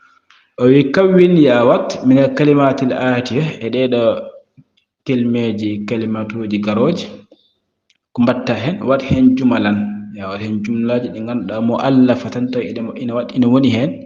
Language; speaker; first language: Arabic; non-native, fluent; Fula